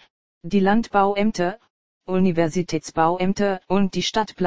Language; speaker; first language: German; native; German